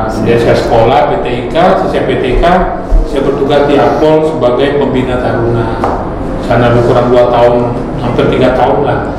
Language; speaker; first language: Indonesian; native; Indonesian